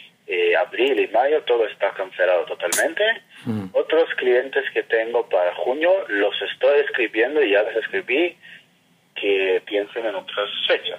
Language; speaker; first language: Spanish; non-native, fluent; Hebrew